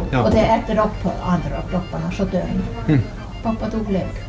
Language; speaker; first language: Swedish; non-native, learner; Finnish